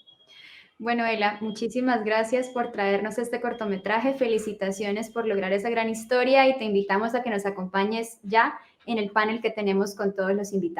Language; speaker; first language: Spanish; native; Spanish